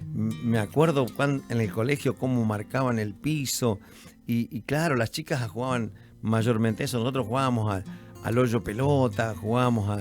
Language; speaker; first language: Spanish; native; Spanish